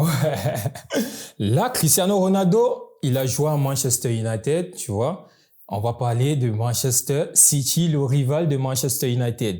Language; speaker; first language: French; native; French